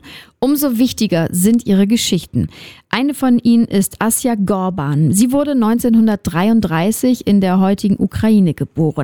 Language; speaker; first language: German; native; German